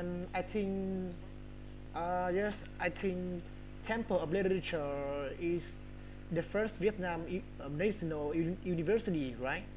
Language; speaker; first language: English; non-native, learner; Vietnamese